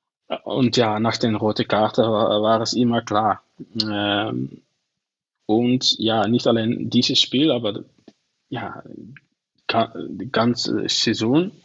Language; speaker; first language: German; non-native, learner; Dutch